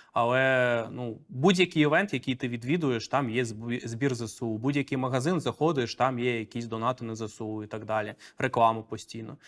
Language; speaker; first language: Ukrainian; non-native, local second language; Russian